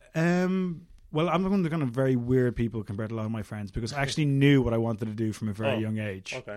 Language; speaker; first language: English; native; English